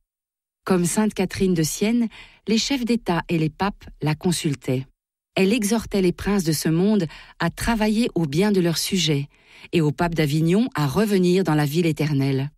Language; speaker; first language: French; native; French